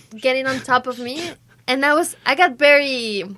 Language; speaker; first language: English; non-native, fluent; Spanish